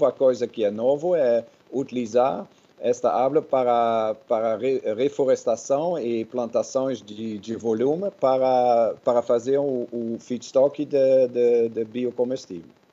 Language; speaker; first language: Portuguese; non-native, fluent; Dutch